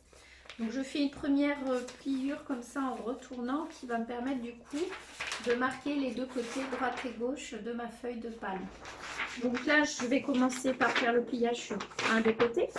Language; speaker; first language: French; native; French